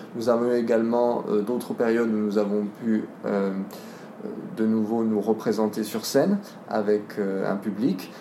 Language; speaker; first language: French; native; French